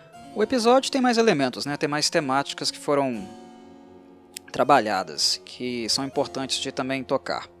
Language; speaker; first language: Portuguese; native; Portuguese